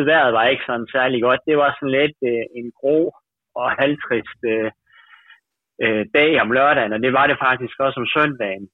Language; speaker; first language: Danish; native; Danish